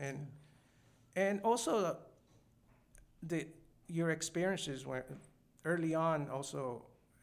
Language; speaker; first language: English; non-native, fluent; Spanish